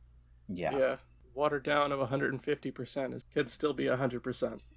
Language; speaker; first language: English; native; English